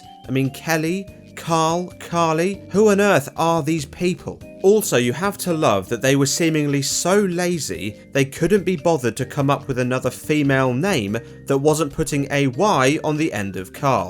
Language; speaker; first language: English; native; English